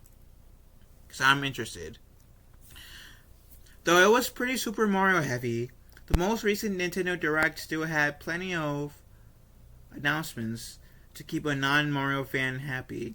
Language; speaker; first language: English; native; English